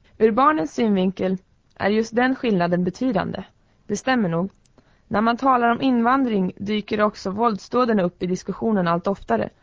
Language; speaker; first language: Swedish; native; Swedish